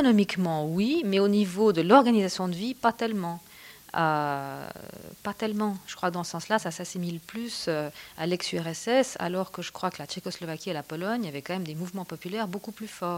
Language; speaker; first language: French; native; French